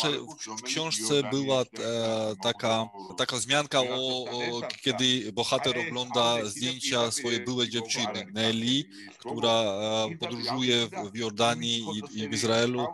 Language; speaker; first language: Polish; non-native, fluent; Georgian